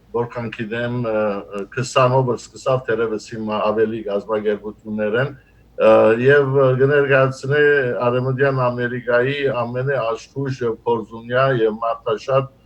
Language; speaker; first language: Armenian; early bilingual, heritage; Armenian